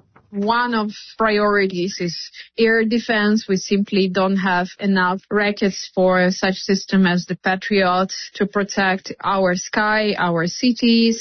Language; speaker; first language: English; non-native, fluent; Ukrainian